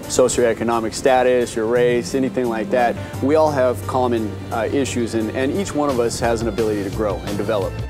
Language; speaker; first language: English; native; English